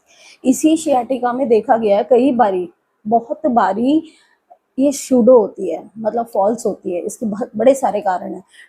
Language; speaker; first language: Hindi; native; Hindi